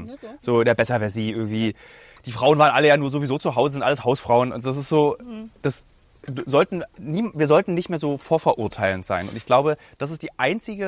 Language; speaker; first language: German; native; German